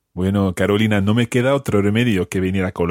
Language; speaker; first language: Spanish; non-native, fluent; English